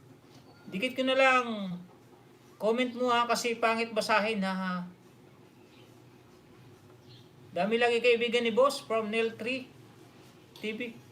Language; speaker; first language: Filipino; non-native, local second language; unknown